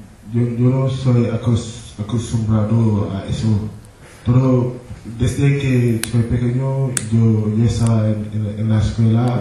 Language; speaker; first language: Spanish; non-native, learner; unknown